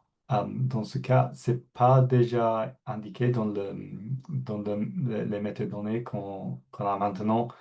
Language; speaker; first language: French; non-native, fluent; English